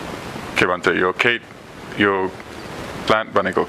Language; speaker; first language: Nepali; non-native, learner; English